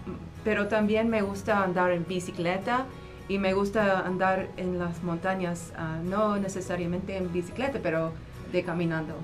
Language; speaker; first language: Spanish; non-native, fluent; English